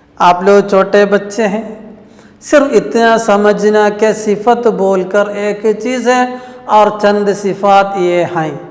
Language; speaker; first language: Urdu; non-native, local second language; Malayalam